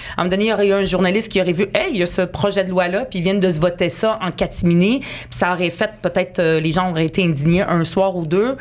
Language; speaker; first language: French; early bilingual, other home language; Arabic